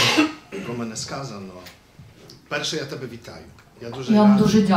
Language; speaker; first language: Ukrainian; native; Ukrainian